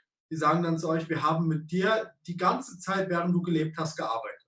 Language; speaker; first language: German; native; German